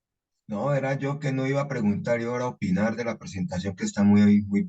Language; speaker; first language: Spanish; native; Spanish